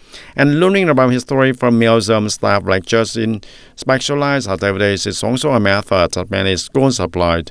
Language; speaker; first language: English; non-native, fluent; Vietnamese